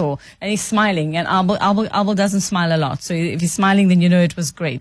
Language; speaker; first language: English; native; English